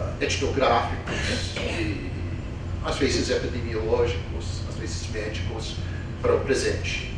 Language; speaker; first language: Portuguese; non-native, fluent; English